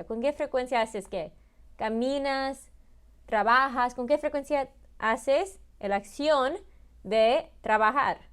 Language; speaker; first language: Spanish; early bilingual, heritage; Spanish